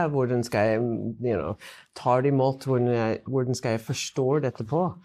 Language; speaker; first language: Norwegian; non-native, fluent; English